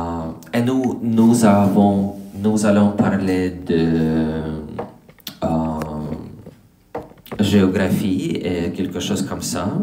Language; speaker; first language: French; non-native, learner; English